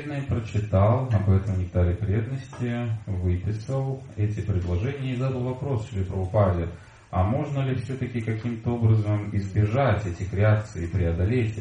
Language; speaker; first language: Russian; native; Russian